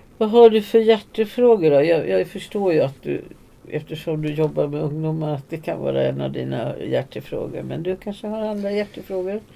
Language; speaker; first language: Swedish; native; Swedish